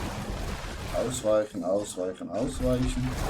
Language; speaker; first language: German; native; German